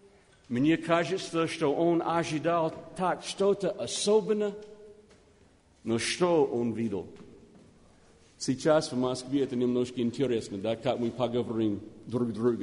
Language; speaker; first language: Russian; non-native, learner; English